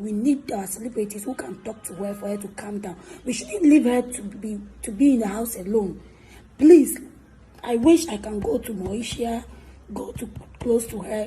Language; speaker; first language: English; non-native, local second language; Akan